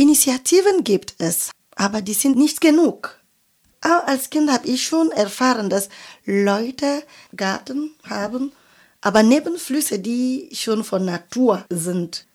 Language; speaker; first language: German; non-native, fluent; French